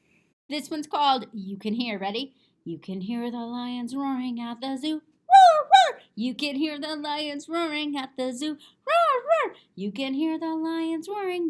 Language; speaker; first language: English; native; English